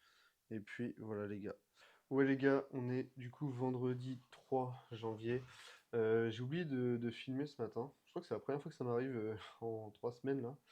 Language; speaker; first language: French; native; French